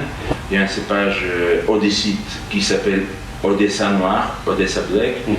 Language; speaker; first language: French; non-native, fluent; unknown